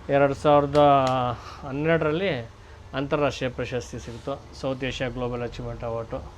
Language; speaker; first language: Kannada; non-native, local second language; Tamil